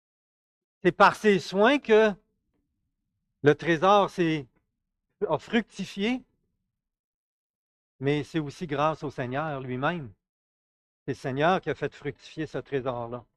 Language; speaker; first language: French; native; French